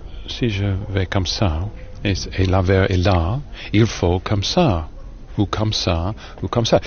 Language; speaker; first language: French; non-native, fluent; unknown